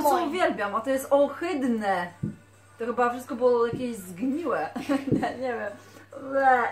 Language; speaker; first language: Polish; native; Polish